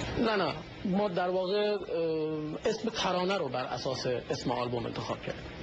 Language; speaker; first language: Persian; non-native, local second language; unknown